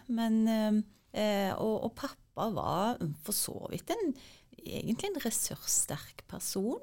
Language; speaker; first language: Norwegian; early bilingual, other home language; Turkish